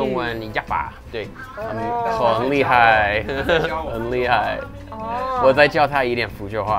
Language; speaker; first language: Chinese; non-native, fluent; English